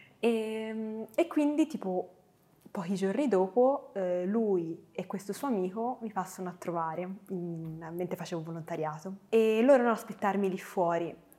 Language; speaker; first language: Italian; native; Italian